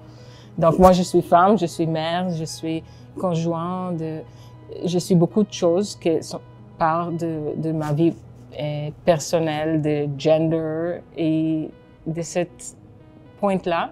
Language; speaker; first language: French; non-native, fluent; Hebrew